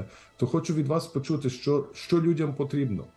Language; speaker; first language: Ukrainian; early bilingual, heritage; Ukrainian